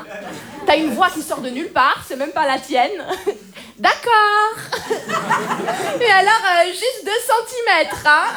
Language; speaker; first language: French; native; French